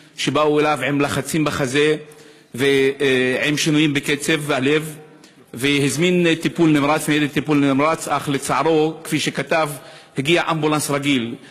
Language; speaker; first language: Hebrew; non-native, local second language; Arabic